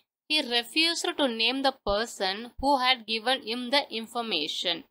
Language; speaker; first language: English; non-native, local second language; Tamil